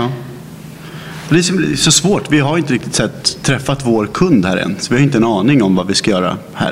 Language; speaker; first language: Swedish; native; Swedish